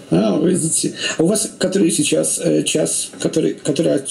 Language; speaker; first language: Russian; non-native, learner; Polish